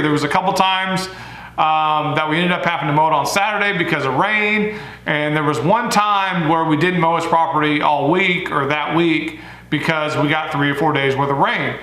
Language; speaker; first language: English; native; English